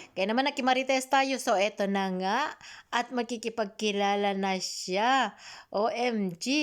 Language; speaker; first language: Filipino; native; Filipino